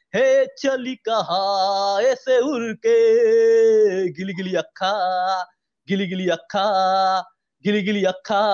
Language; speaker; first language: Hindi; non-native, local second language; Assamese